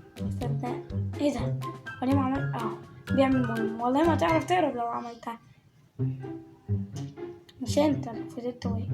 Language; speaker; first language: Arabic; native; Arabic